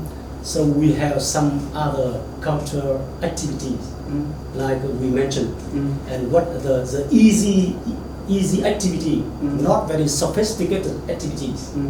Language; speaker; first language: English; non-native, learner; Vietnamese